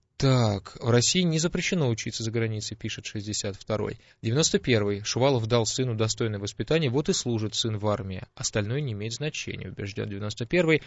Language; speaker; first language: Russian; native; Russian